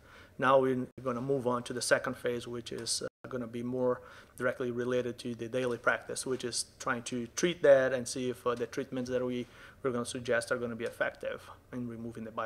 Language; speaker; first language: English; non-native, fluent; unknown